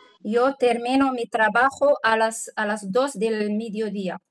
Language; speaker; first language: Spanish; non-native, learner; Arabic